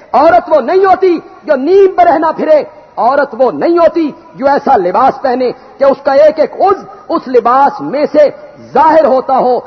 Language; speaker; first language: Urdu; non-native, local second language; Punjabi